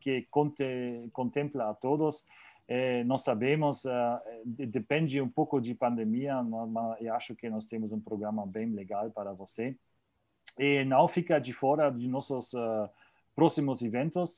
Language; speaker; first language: Portuguese; non-native, learner; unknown